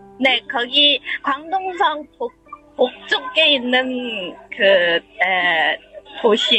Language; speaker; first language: Korean; non-native, learner; Chinese